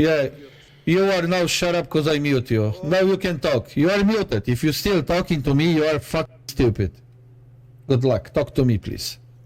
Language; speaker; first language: English; non-native, learner; Polish